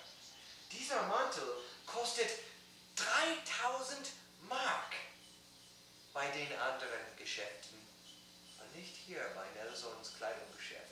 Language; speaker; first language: German; non-native, learner; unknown